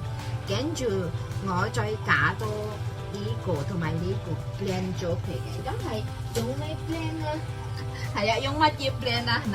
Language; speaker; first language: Cantonese; non-native, fluent; Indonesian